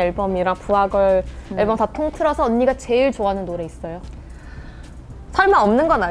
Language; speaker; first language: Korean; early bilingual, heritage; Korean